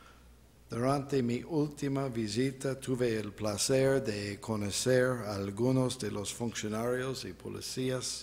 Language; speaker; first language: Spanish; non-native, fluent; English